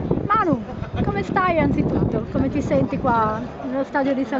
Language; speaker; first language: Italian; native; Italian